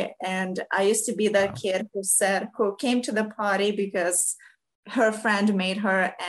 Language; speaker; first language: English; non-native, fluent; Ukrainian